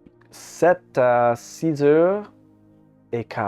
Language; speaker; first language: French; non-native, learner; English